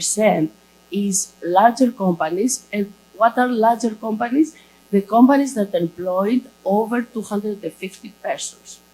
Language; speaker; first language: English; non-native, fluent; Greek